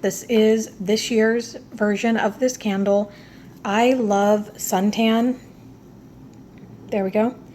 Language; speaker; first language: English; native; English